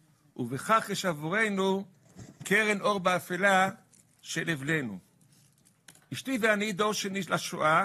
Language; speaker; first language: Hebrew; native; Hebrew